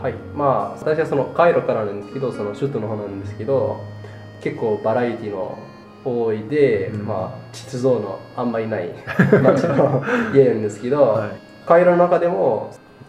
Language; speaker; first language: Japanese; non-native, fluent; Arabic